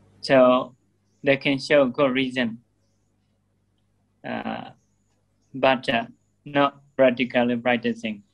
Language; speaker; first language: English; non-native, learner; Burmese